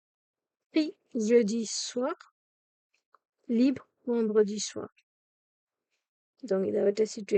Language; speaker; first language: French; non-native, fluent; Tamil